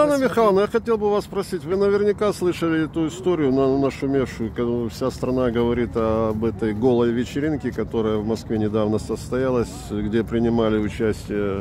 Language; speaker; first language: Russian; native; Russian